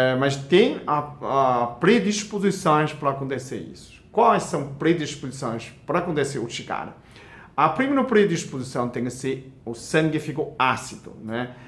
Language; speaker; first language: Portuguese; non-native, fluent; Chinese